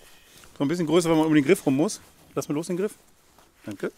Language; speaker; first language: German; native; German